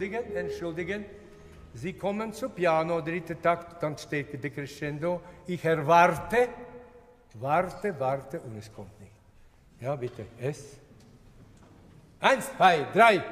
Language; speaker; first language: German; non-native, fluent; Latvian